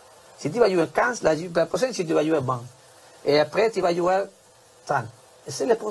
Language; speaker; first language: French; non-native, learner; Spanish